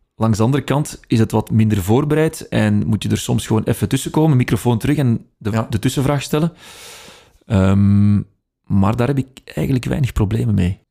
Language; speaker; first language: Dutch; native; Dutch